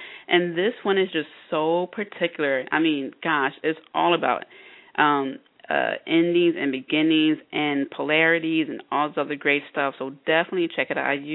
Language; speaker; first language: English; native; English